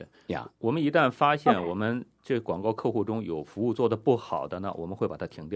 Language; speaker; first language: Chinese; native; Chinese